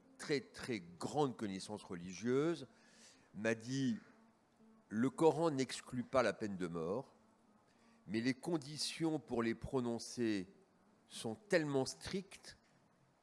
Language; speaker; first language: French; native; French